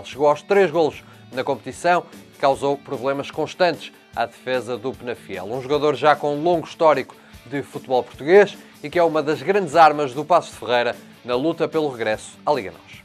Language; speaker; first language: Portuguese; native; Portuguese